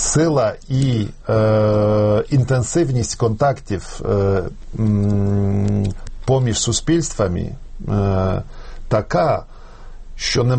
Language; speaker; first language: Ukrainian; non-native, fluent; Polish